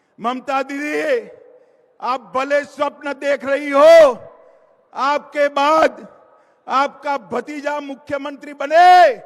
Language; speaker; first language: Hindi; non-native, local second language; Gujarati